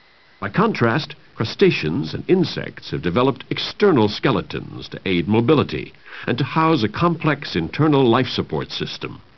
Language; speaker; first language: English; native; English